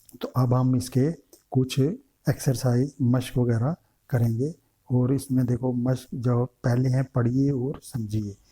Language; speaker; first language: Urdu; non-native, local second language; Punjabi